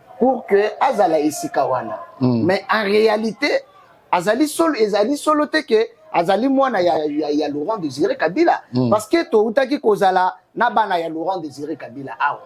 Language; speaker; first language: Lingala; native; Lingala